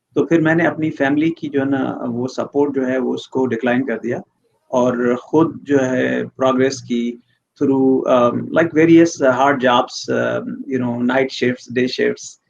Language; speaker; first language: Urdu; non-native, local second language; Sindhi